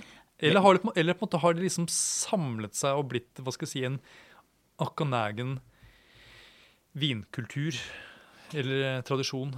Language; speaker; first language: Norwegian; native; Norwegian